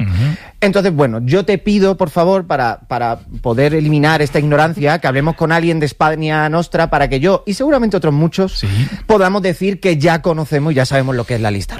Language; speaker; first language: Spanish; native; Spanish